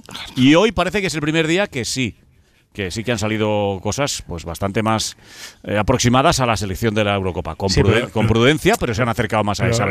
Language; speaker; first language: Spanish; native; Spanish